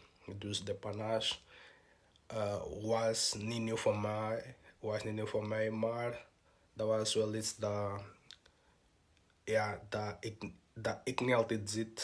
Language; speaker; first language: Dutch; non-native, local second language; Portuguese